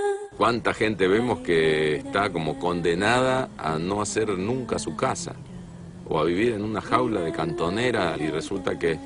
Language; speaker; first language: Spanish; native; Spanish